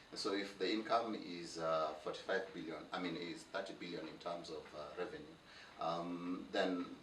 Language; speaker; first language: English; non-native, local second language; Luo (Kenya and Tanzania)